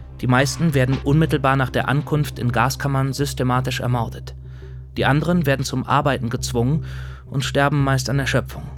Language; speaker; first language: German; native; German